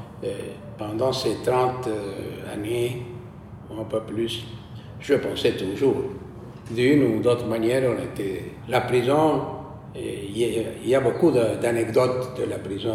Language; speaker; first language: French; non-native, fluent; Spanish